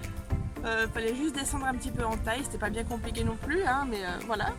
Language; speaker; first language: French; native; French